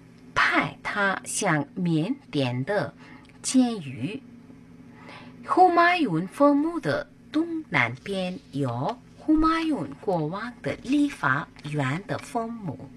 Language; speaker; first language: Chinese; non-native, fluent; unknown